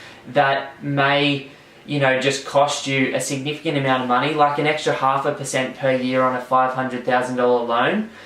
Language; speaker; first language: English; native; English